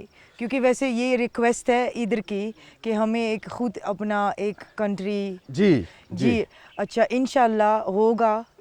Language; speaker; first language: Hindi; early bilingual, heritage; Dutch